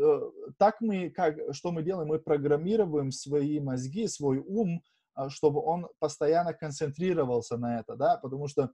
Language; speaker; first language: Russian; non-native, fluent; Lithuanian